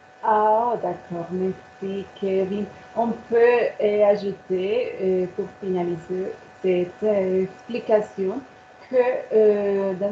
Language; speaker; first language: French; non-native, learner; Spanish